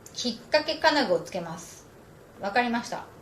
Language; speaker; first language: Japanese; native; Japanese